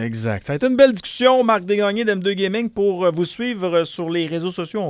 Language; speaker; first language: French; native; French